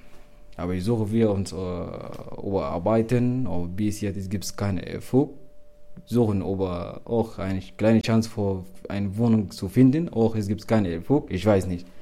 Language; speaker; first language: German; non-native, learner; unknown